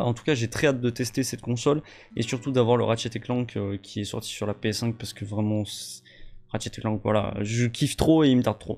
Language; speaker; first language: French; native; French